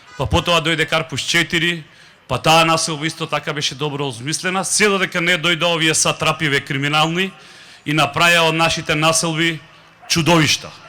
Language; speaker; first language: Macedonian; native; Macedonian